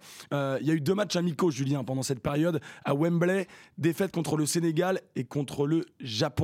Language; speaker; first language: French; native; French